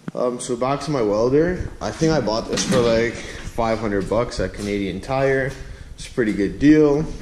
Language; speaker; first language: English; native; English